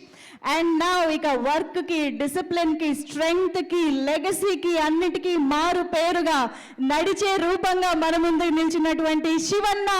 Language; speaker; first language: Telugu; native; Telugu